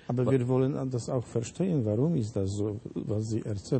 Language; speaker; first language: German; non-native, fluent; Polish